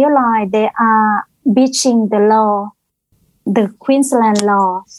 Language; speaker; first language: English; non-native, learner; Thai